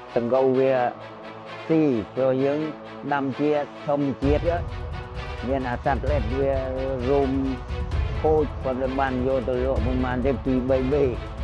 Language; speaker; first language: Khmer; non-native, local second language; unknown